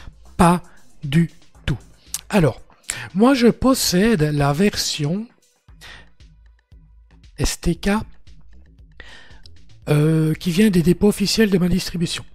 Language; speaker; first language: French; native; French